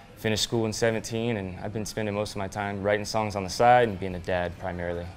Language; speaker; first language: English; native; English